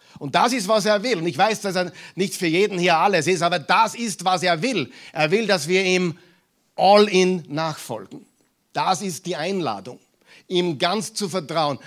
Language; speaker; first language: German; non-native, fluent; English